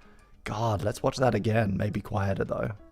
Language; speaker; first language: English; native; English